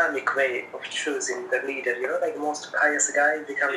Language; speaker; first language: English; non-native, local second language; Japanese